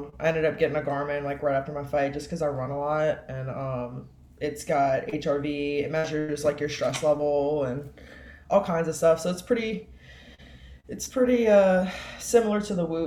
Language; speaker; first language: English; native; English